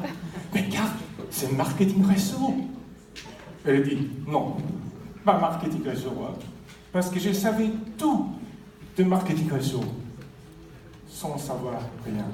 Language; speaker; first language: French; non-native, fluent; Swedish